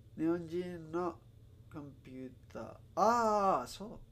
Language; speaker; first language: Japanese; non-native, learner; Spanish